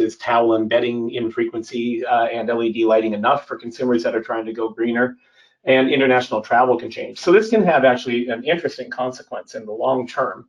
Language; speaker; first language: English; native; English